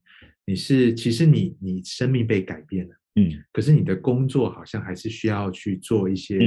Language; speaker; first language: Chinese; native; Chinese